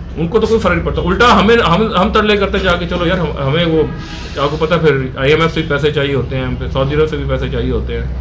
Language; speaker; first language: Urdu; non-native, local second language; Punjabi